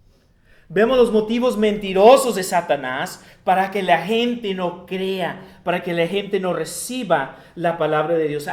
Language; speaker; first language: Spanish; non-native, fluent; English